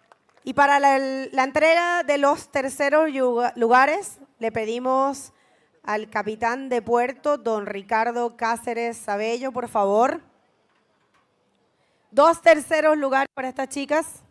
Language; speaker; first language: Spanish; native; Spanish